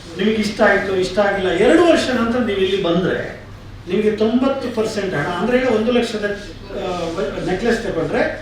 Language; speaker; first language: Kannada; native; Kannada